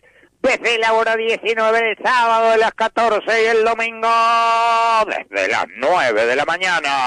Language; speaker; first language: Spanish; native; Spanish